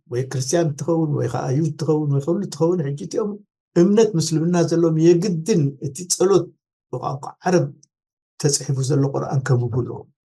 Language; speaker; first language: Tigrinya; non-native, local second language; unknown